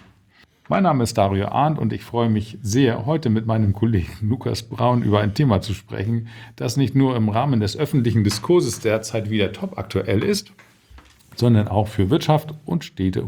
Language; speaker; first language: German; native; German